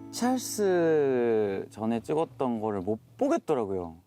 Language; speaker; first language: Korean; non-native, fluent; Japanese